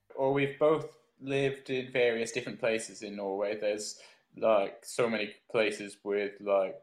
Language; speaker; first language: English; native; English